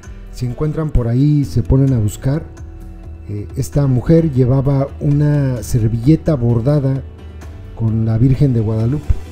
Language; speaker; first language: Spanish; native; Spanish